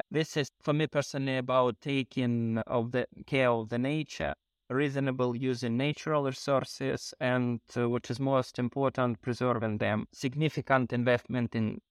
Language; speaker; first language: English; non-native, fluent; Ukrainian